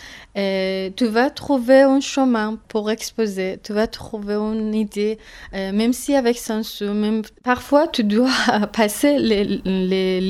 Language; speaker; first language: French; non-native, learner; Persian